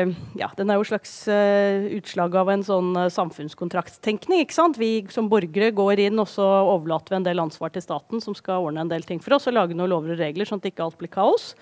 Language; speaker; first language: Norwegian; native; Norwegian